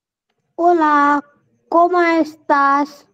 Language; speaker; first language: Spanish; non-native, learner; Marathi